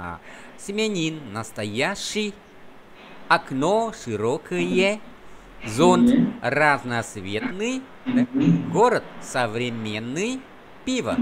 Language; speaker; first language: Russian; non-native, fluent; Vietnamese